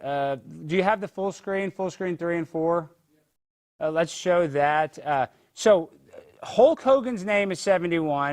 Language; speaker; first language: English; native; English